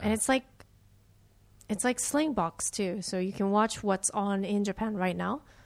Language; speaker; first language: English; non-native, fluent; Japanese